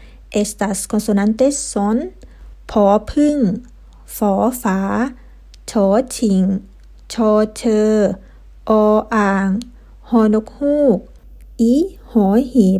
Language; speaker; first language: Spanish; non-native, fluent; Thai